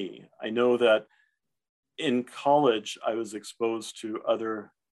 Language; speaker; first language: English; early bilingual, other home language; German